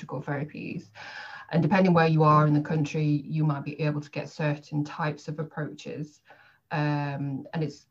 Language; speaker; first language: English; native; English